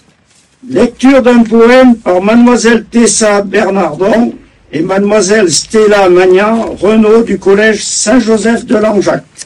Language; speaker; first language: French; native; French